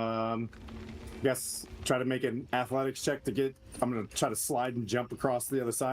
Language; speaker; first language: English; native; English